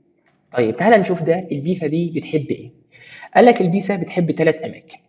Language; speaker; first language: Arabic; native; Arabic